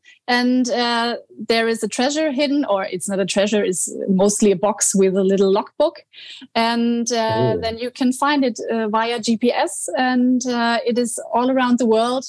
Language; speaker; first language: English; non-native, fluent; German